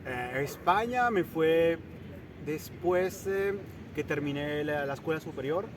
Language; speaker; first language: Spanish; non-native, fluent; Italian